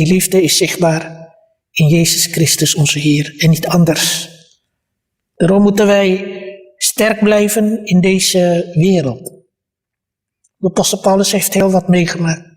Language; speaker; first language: Dutch; early bilingual, other home language; Malay